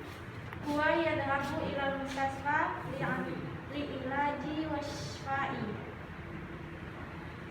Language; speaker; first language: Arabic; non-native, learner; Indonesian